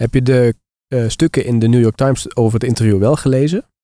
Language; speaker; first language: Dutch; native; Dutch